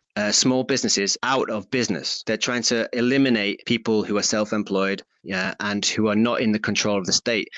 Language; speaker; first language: English; native; English